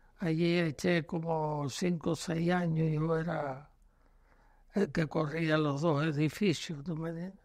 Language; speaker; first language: Spanish; native; Spanish